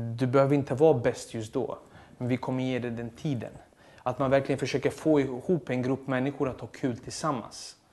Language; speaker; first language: Swedish; early bilingual, other home language; Serbian